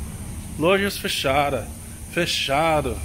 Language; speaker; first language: Portuguese; non-native, learner; English